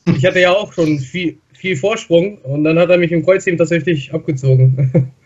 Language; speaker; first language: German; non-native, fluent; Russian